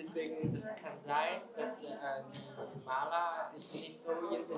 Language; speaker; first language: German; non-native, learner; Chinese